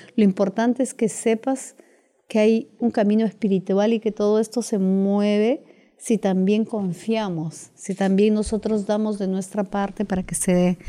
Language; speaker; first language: Spanish; native; Spanish